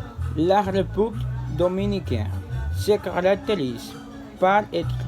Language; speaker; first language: French; non-native, learner; Spanish